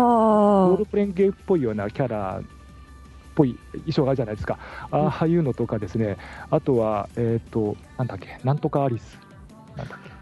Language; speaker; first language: Japanese; native; Japanese